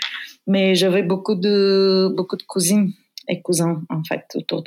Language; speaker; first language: French; non-native, fluent; Bulgarian